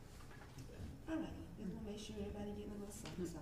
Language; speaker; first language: English; native; English